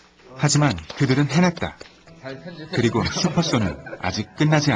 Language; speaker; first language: Korean; native; Korean